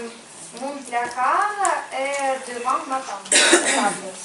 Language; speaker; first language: French; non-native, learner; Ukrainian